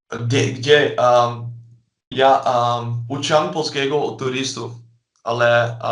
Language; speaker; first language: Polish; non-native, learner; Dutch